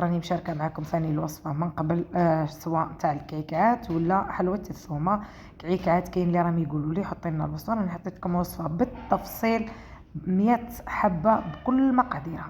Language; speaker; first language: Arabic; native; Arabic